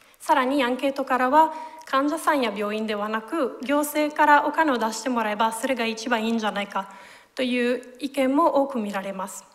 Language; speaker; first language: Japanese; non-native, fluent; Italian